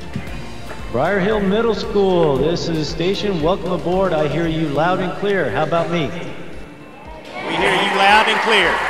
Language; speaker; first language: English; native; English